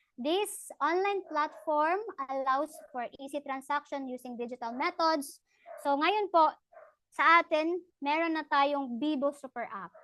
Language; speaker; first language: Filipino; non-native, local second language; Cebuano